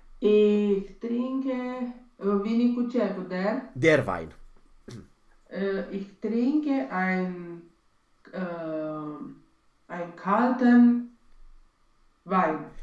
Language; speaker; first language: German; non-native, learner; Romanian